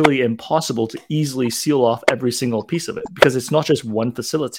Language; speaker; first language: English; non-native, local second language; Cantonese